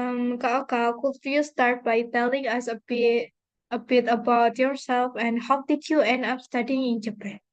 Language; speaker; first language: English; non-native, fluent; Indonesian